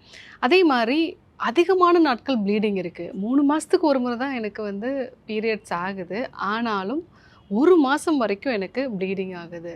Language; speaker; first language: Tamil; native; Tamil